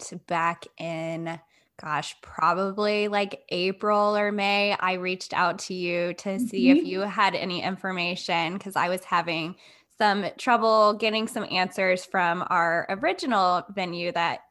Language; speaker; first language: English; native; English